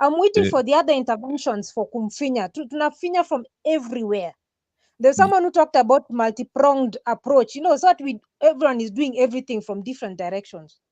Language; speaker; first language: English; non-native, local second language; Swahili